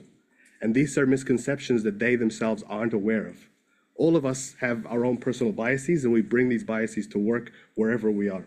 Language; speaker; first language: English; native; English